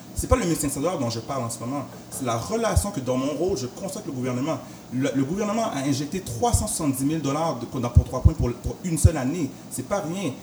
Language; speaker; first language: French; native; French